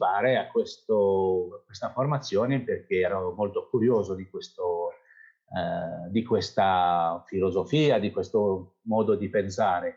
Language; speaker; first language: Italian; non-native, fluent; Kabyle